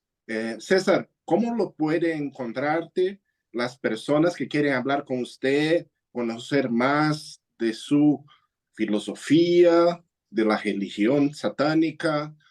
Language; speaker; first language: Spanish; non-native, learner; Portuguese